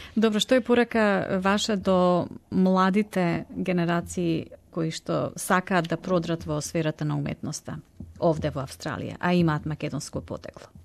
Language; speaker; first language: Macedonian; native; Macedonian